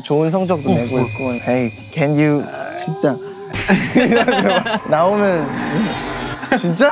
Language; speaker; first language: Korean; non-native, fluent; Thai